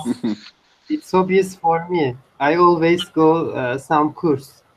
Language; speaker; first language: English; non-native, learner; Turkish